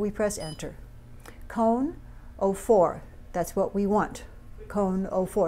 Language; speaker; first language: English; native; English